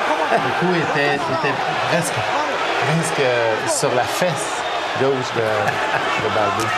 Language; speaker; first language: French; native; French